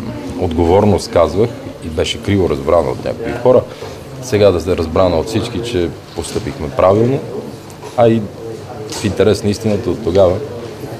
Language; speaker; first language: Bulgarian; native; Bulgarian